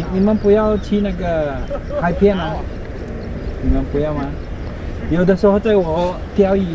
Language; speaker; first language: Chinese; non-native, learner; Filipino